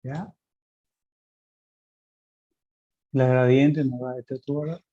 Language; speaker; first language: Spanish; native; Spanish